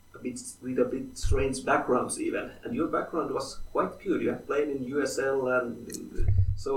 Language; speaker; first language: English; non-native, fluent; Finnish